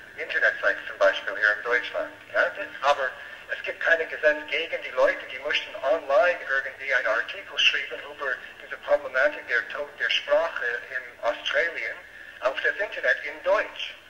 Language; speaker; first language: German; non-native, learner; English